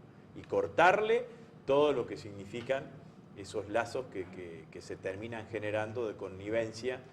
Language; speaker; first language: Spanish; native; Spanish